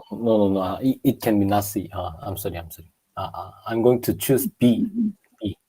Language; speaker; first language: English; non-native, learner; Japanese